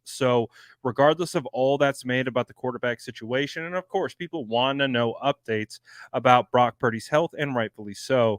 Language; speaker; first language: English; native; English